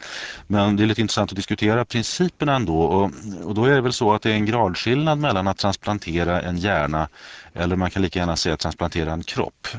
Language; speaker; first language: Swedish; native; Swedish